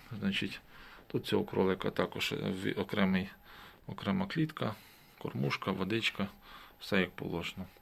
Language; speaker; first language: Ukrainian; native; Ukrainian